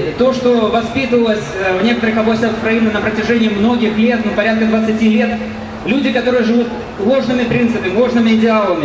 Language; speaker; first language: Russian; native; Russian